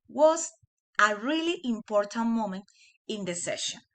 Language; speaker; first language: English; non-native, learner; Spanish